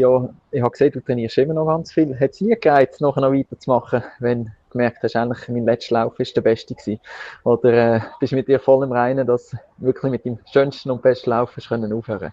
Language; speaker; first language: German; native; German